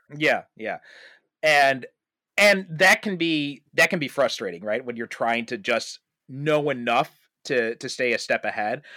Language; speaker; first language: English; native; English